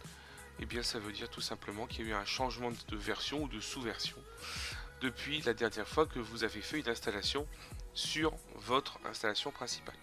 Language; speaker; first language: French; native; French